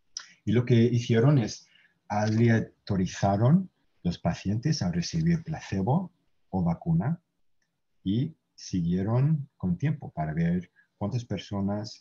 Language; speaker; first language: Spanish; non-native, fluent; English